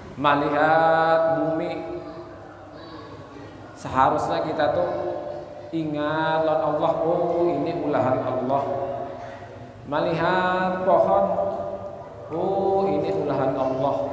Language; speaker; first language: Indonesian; non-native, local second language; Banjar